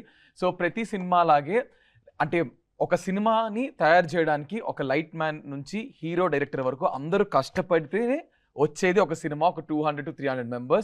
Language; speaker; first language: Telugu; native; Telugu